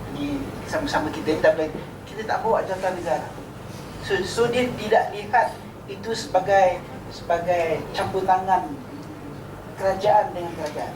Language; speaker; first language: Malay; native; Malay